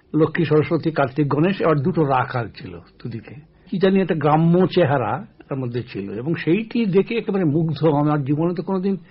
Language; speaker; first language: Bangla; native; Bangla